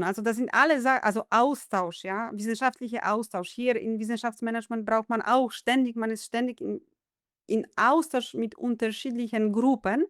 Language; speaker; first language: German; non-native, fluent; Polish